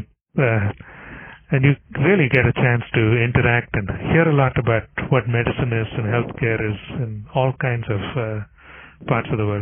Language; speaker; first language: English; non-native, local second language; Tamil